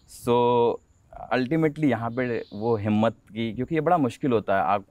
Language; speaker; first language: Hindi; native; Hindi